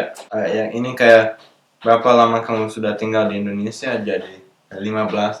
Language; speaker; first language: Indonesian; non-native, local second language; English